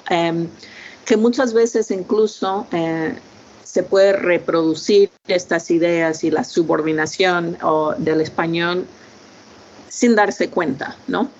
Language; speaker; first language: Spanish; non-native, fluent; English